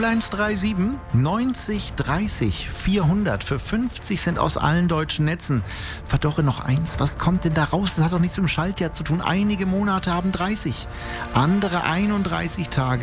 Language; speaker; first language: German; native; German